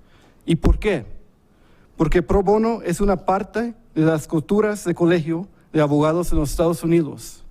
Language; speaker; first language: Spanish; early bilingual, heritage; English